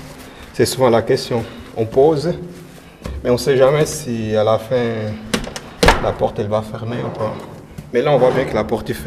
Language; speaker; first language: French; non-native, fluent; Portuguese